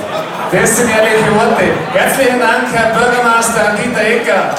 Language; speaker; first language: German; native; German